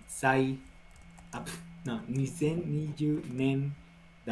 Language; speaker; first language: Japanese; non-native, learner; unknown